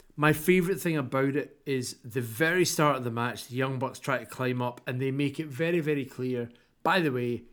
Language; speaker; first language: English; native; English